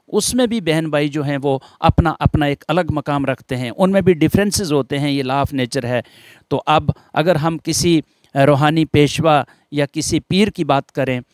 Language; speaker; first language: Hindi; non-native, local second language; Gujari